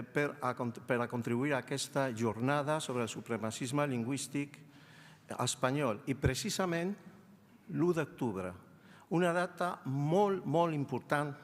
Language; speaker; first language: Catalan; non-native, fluent; Spanish